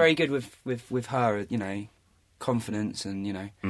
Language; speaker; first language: English; native; English